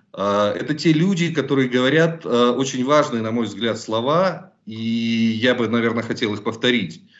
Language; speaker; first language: Russian; native; Russian